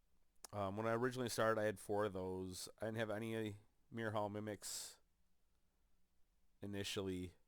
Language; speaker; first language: English; native; English